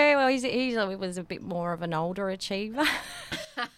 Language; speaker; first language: English; native; English